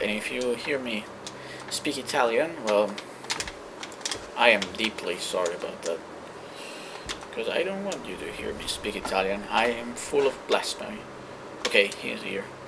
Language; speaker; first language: English; non-native, fluent; Italian